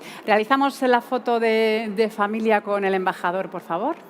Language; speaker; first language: Spanish; native; Spanish